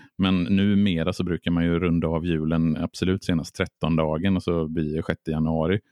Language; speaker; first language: Swedish; native; Swedish